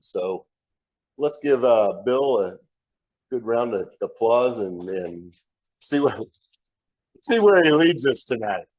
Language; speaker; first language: English; native; English